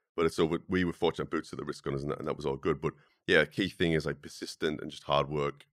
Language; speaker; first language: English; native; English